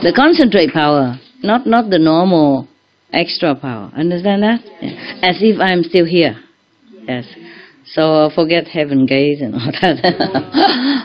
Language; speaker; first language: English; non-native, fluent; Vietnamese